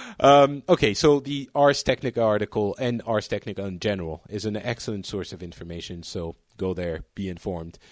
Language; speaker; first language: English; non-native, fluent; French